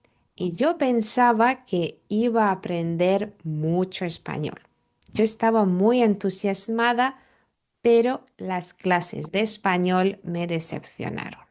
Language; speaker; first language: Spanish; non-native, fluent; Lithuanian